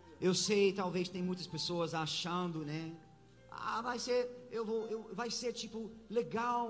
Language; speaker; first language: Portuguese; non-native, fluent; English